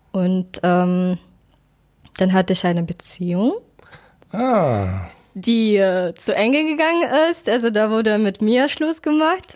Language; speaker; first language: German; non-native, fluent; Russian